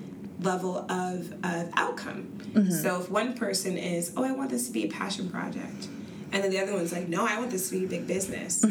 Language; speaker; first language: English; native; English